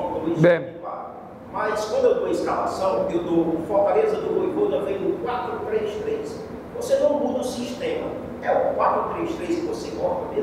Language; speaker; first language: Portuguese; native; Portuguese